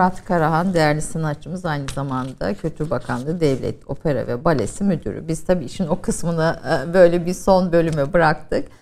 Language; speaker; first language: Turkish; native; Turkish